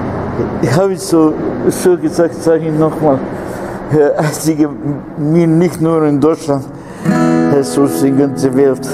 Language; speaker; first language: German; non-native, fluent; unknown